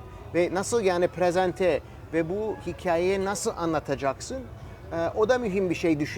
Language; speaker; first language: Turkish; early bilingual, heritage; Turkish